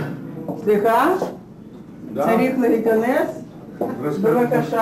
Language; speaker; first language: Hebrew; non-native, learner; Russian